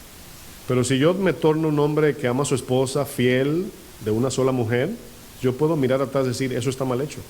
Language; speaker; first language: Spanish; native; Spanish